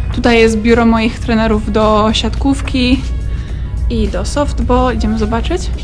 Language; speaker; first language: Polish; native; Polish